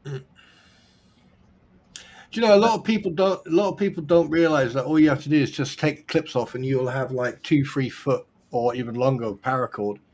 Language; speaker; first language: English; native; English